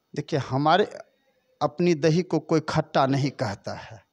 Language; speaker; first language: Hindi; native; Hindi